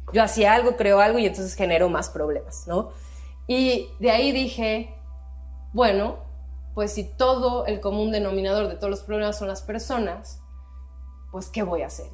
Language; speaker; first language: Spanish; native; Spanish